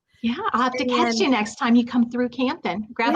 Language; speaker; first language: English; native; English